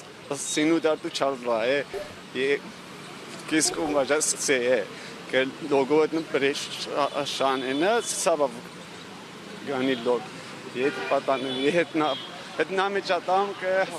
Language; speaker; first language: Hindi; non-native, learner; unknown